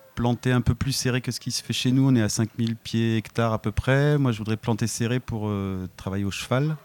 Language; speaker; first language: French; native; French